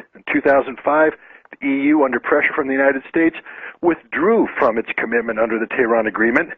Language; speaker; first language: English; native; English